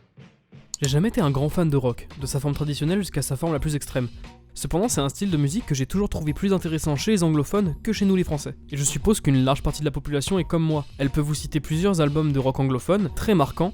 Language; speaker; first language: French; native; French